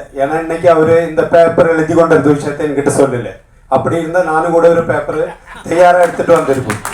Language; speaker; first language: Tamil; non-native, learner; Malayalam